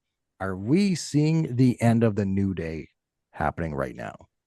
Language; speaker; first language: English; native; English